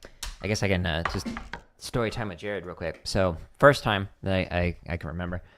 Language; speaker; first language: English; native; English